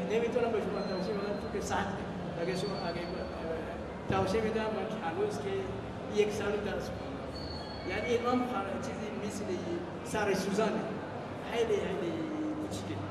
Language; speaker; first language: Persian; non-native, learner; Malagasy